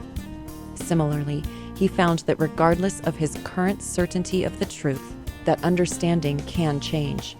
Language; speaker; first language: English; native; English